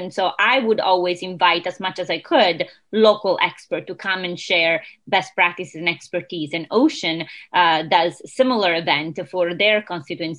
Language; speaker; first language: English; non-native, fluent; Italian